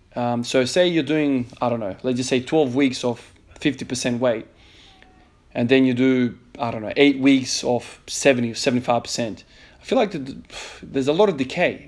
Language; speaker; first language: English; native; English